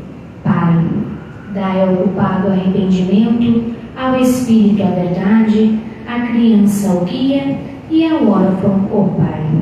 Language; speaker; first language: Portuguese; native; Portuguese